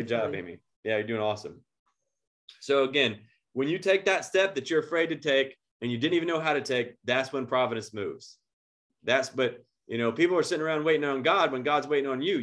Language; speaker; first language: English; native; English